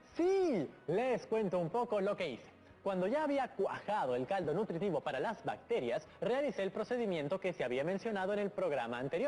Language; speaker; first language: Spanish; native; Spanish